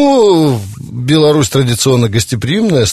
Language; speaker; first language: Russian; native; Russian